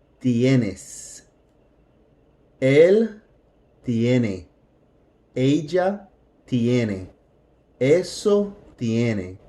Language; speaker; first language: Spanish; non-native, fluent; English